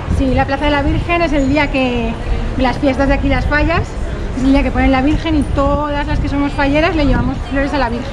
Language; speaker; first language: Spanish; native; Spanish